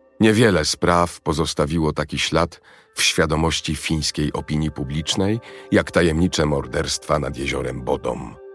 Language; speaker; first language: Polish; native; Polish